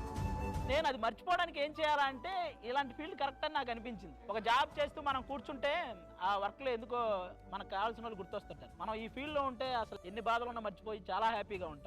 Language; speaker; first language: Telugu; native; Telugu